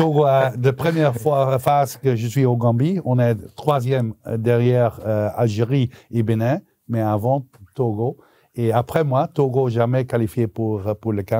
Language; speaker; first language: French; non-native, local second language; Dutch